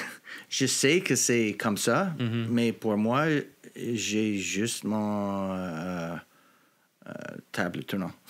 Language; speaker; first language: French; non-native, local second language; English